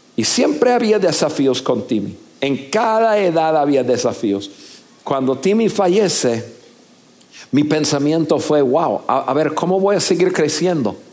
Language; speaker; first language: Spanish; non-native, fluent; English